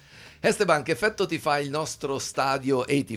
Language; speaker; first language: Italian; native; Italian